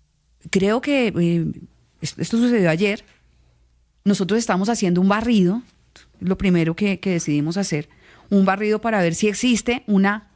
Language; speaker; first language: Spanish; native; Spanish